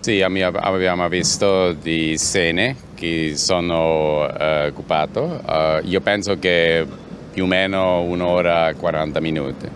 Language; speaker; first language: Italian; non-native, learner; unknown